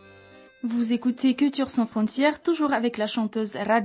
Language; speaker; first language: French; native; French